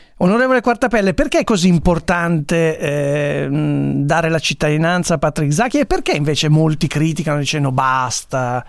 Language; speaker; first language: Italian; native; Italian